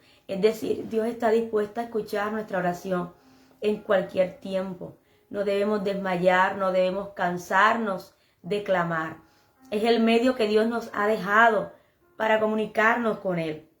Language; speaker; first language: Spanish; native; Spanish